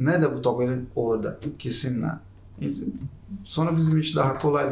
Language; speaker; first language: Turkish; non-native, learner; Portuguese